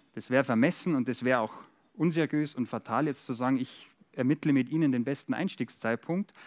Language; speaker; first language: German; native; German